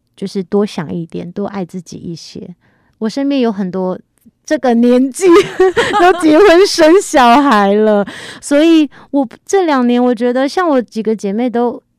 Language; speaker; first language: Chinese; native; Chinese